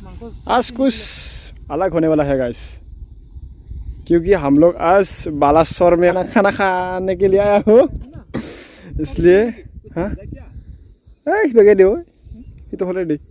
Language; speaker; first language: Hindi; non-native, local second language; Assamese